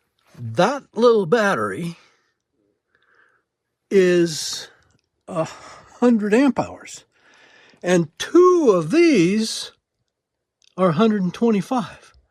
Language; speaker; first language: English; native; English